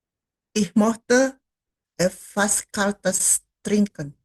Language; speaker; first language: German; non-native, learner; Indonesian